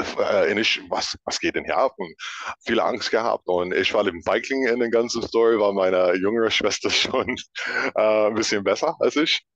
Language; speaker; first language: German; non-native, fluent; English